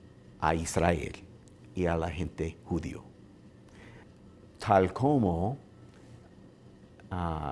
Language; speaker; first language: Spanish; non-native, learner; English